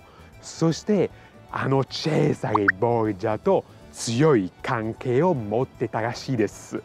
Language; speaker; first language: Japanese; non-native, fluent; Italian